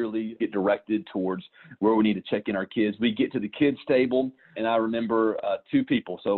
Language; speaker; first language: English; native; English